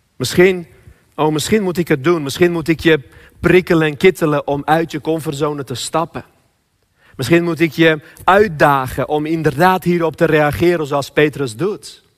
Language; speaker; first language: Dutch; non-native, fluent; Armenian